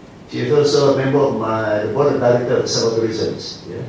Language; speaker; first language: English; non-native, local second language; Central Dusun